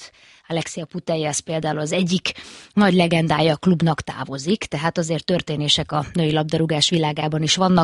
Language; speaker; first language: Hungarian; native; Hungarian